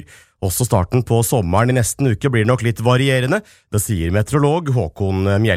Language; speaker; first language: Norwegian; native; Norwegian